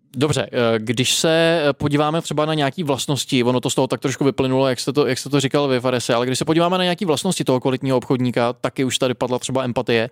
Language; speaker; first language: Czech; native; Czech